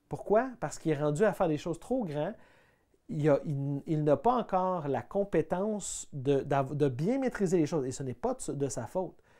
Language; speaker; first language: French; native; French